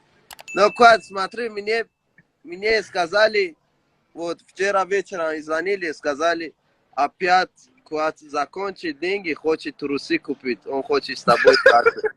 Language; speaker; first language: Russian; non-native, learner; Persian